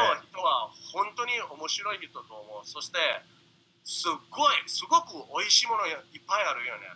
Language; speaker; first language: Japanese; non-native, fluent; English